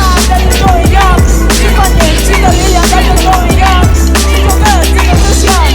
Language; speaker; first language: Chinese; native; Chinese